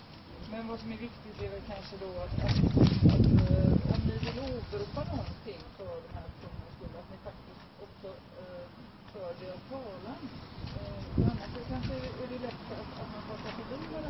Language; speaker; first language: Swedish; native; Swedish